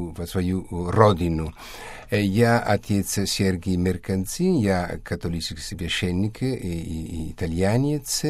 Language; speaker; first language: Russian; non-native, fluent; Italian